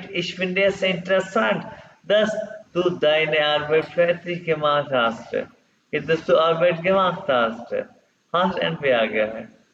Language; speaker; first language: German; non-native, fluent; Urdu